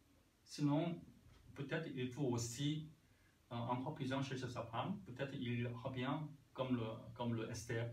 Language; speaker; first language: French; non-native, learner; Korean